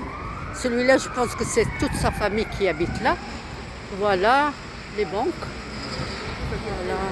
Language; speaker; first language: French; non-native, local second language; Arabic